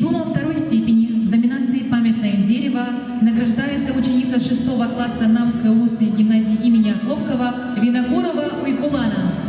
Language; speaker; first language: Russian; native; Russian